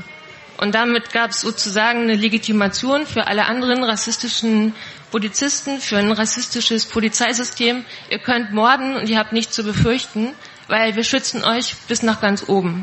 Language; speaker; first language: German; native; German